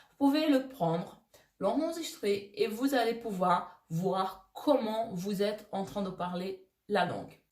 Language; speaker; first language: French; non-native, fluent; Portuguese